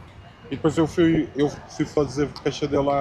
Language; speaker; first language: Portuguese; native; Portuguese